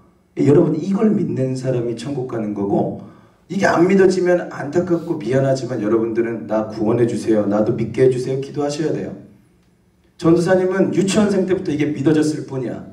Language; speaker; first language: Korean; native; Korean